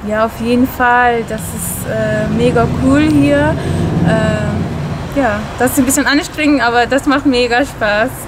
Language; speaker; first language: German; early bilingual, other home language; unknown